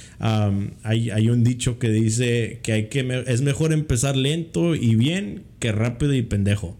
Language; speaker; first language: Spanish; early bilingual, heritage; Spanish